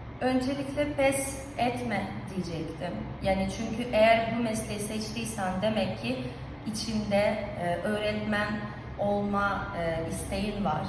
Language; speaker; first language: Turkish; non-native, fluent; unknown